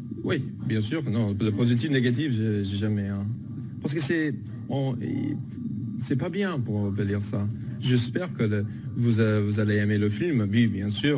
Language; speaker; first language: French; non-native, learner; English